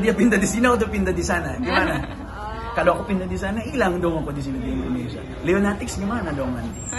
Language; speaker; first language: Indonesian; non-native, fluent; Filipino